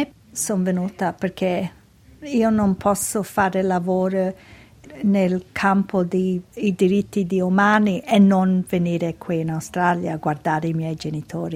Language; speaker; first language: Italian; early bilingual, heritage; Italian